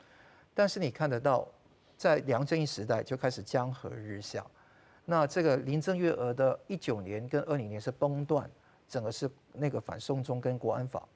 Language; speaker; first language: Chinese; non-native, local second language; Cantonese